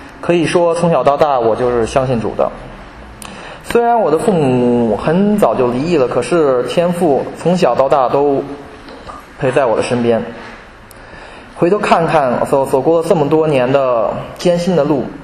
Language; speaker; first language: Chinese; native; Chinese